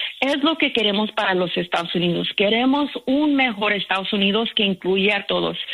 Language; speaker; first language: Spanish; early bilingual, heritage; Spanish